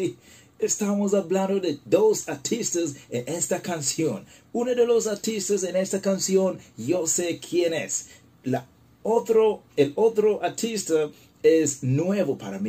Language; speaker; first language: Spanish; non-native, learner; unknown